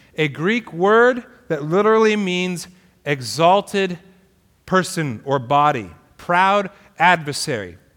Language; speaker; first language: English; native; English